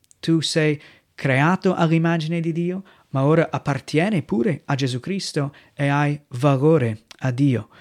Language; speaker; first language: Italian; non-native, fluent; English